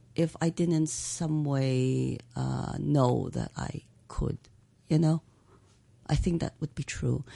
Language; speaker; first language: English; native; English